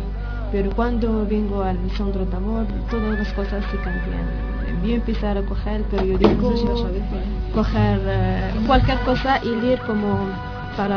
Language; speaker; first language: Spanish; non-native, learner; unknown